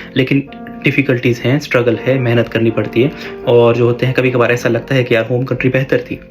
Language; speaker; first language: Urdu; native; Urdu